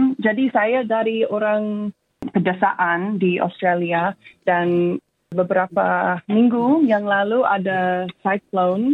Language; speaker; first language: Indonesian; non-native, fluent; English